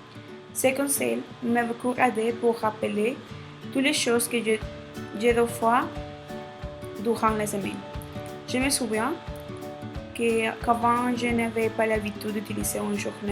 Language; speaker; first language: French; non-native, learner; Spanish